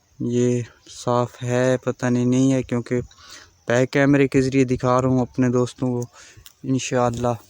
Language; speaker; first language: Urdu; non-native, local second language; Baluchi